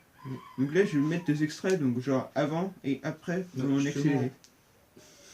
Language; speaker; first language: French; native; French